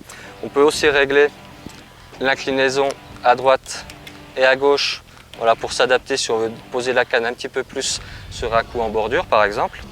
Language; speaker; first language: French; native; French